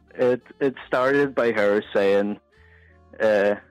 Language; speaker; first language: English; non-native, fluent; Polish